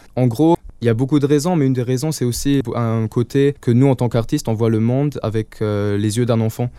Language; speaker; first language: French; non-native, local second language; Luxembourgish